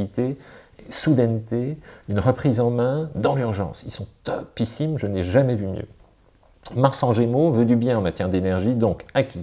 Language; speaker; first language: French; native; French